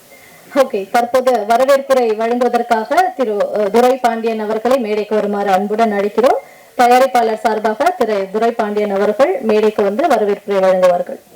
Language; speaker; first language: Tamil; native; Tamil